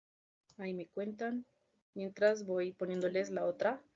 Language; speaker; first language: Spanish; native; Spanish